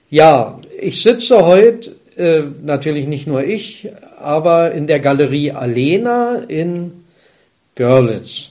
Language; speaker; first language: German; native; German